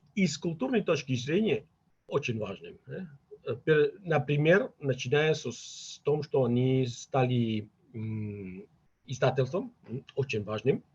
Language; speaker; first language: Russian; non-native, fluent; Catalan